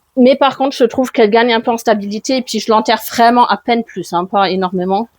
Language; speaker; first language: French; non-native, fluent; German